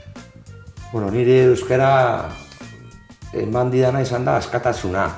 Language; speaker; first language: Basque; non-native, local second language; Spanish